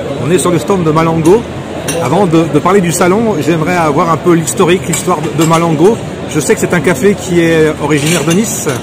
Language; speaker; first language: French; native; French